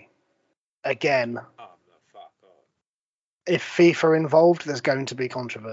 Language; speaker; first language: English; native; English